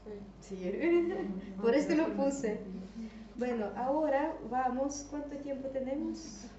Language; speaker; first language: Spanish; non-native, fluent; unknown